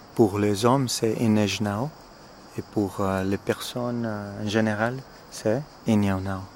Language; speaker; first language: French; non-native, fluent; Portuguese